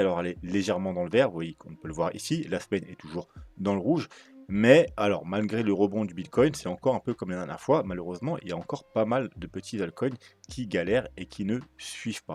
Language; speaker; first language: French; native; French